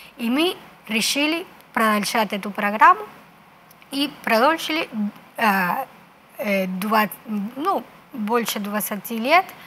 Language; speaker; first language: Russian; non-native, fluent; Spanish